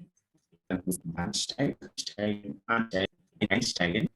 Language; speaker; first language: German; non-native, fluent; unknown